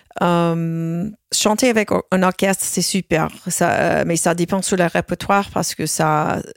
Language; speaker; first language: French; non-native, fluent; English